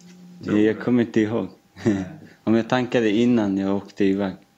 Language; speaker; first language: Swedish; non-native, fluent; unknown